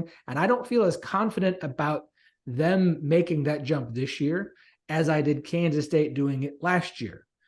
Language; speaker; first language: English; native; English